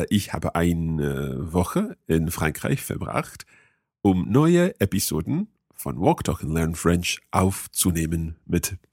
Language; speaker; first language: German; non-native, fluent; English